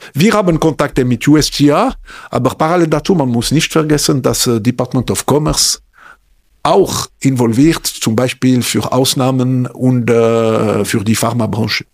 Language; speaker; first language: German; non-native, local second language; French